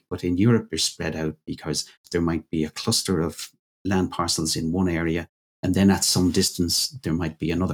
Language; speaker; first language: English; native; English